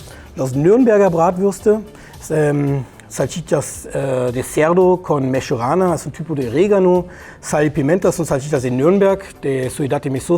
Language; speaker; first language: Spanish; non-native, fluent; German